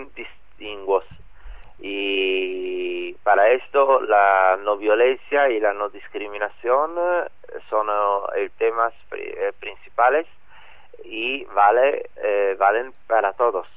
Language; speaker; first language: Spanish; non-native, learner; Italian